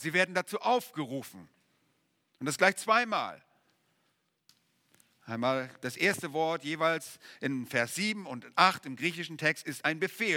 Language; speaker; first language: German; native; German